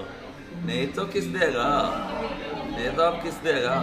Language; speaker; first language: Hindi; non-native, local second language; Malayalam